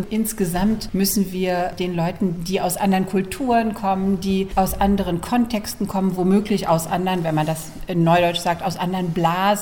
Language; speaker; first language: German; native; German